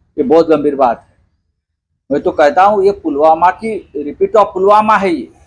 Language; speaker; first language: Hindi; non-native, local second language; Marathi